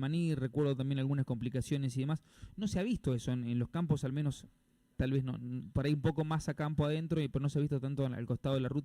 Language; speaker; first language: Spanish; native; Spanish